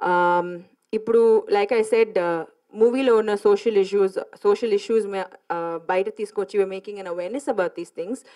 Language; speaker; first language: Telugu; non-native, fluent; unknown